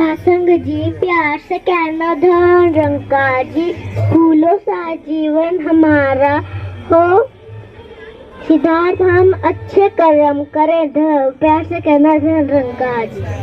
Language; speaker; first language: Hindi; native; Hindi